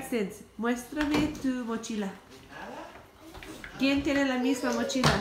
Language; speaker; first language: Spanish; non-native, learner; English